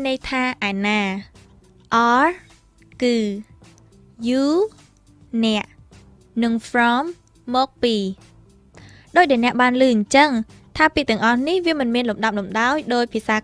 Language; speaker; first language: Khmer; native; Khmer